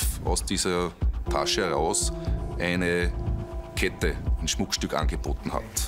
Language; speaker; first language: German; native; German